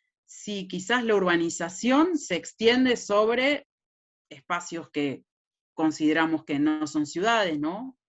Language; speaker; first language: Spanish; native; Spanish